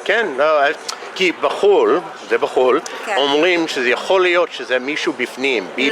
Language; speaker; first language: Hebrew; non-native, fluent; English